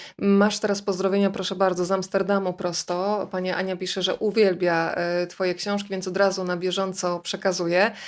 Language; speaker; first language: Polish; native; Polish